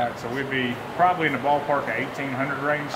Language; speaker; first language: English; native; English